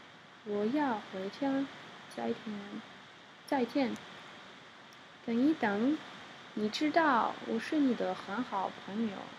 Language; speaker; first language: Chinese; non-native, learner; French